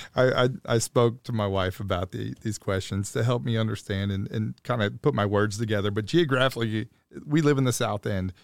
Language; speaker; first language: English; native; English